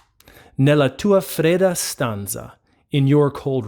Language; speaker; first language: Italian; non-native, fluent; English